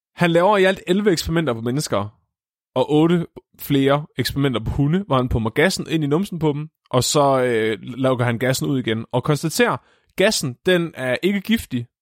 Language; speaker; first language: Danish; native; Danish